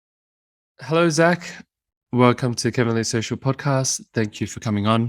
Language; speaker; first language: English; native; English